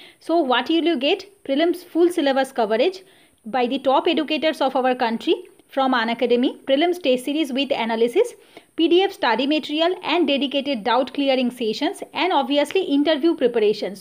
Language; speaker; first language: English; non-native, local second language; Bangla